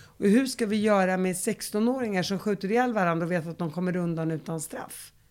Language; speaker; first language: Swedish; early bilingual, other home language; Arabic